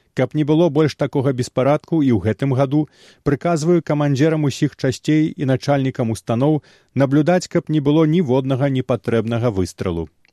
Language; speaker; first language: Belarusian; native; Belarusian